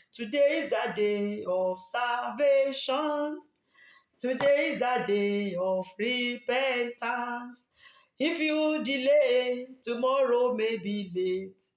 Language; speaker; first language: English; non-native, local second language; Yoruba